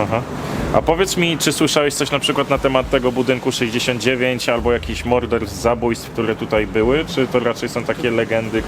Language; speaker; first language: Polish; native; Polish